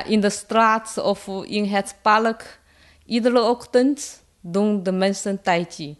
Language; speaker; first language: Dutch; non-native, learner; Chinese